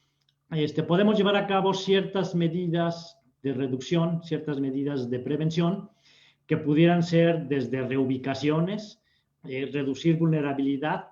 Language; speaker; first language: Spanish; native; Spanish